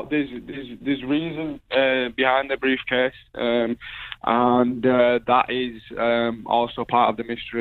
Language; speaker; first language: English; native; English